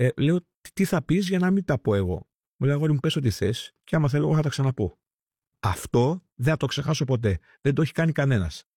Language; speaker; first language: Greek; early bilingual, heritage; Greek